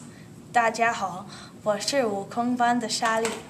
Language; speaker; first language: Chinese; non-native, learner; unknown